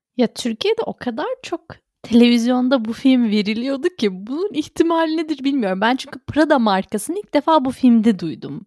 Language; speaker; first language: Turkish; native; Turkish